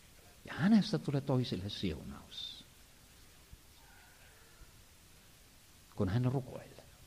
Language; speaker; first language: Finnish; non-native, fluent; Estonian